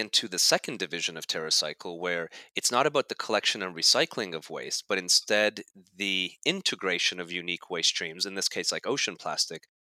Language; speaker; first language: English; native; English